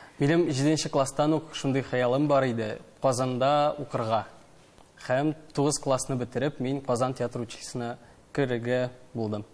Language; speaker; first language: Tatar; native; Tatar